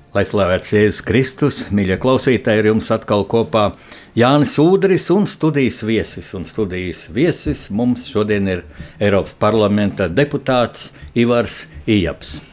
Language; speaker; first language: Latvian; native; Latvian